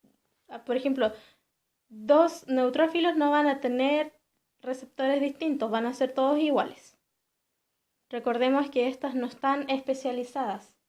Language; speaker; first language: Spanish; native; Spanish